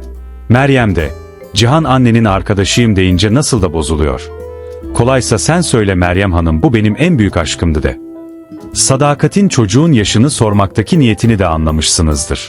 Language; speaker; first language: Turkish; native; Turkish